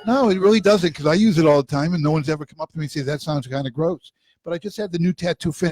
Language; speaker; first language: English; native; English